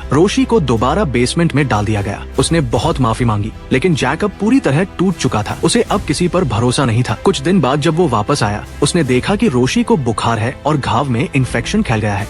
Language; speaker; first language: Hindi; native; Hindi